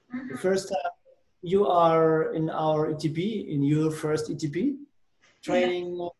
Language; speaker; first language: English; non-native, learner; German